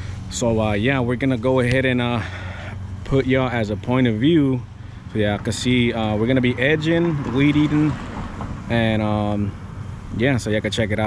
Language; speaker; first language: English; early bilingual, other home language; Spanish